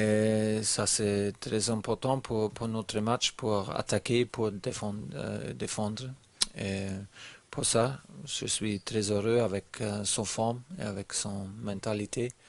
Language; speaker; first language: French; non-native, learner; German